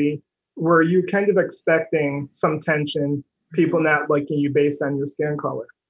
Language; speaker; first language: English; native; English